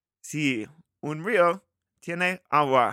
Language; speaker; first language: Spanish; non-native, learner; English